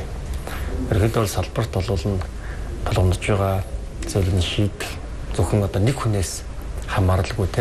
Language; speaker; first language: Mongolian; native; Mongolian